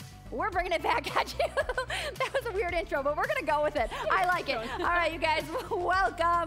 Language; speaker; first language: English; native; English